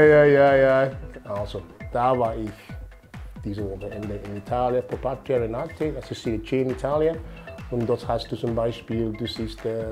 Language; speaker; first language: German; non-native, fluent; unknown